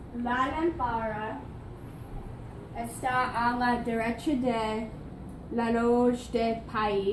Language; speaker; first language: Spanish; non-native, learner; English